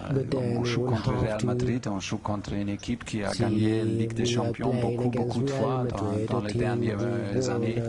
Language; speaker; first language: French; non-native, fluent; German